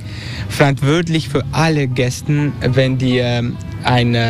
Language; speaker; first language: German; non-native, learner; Dutch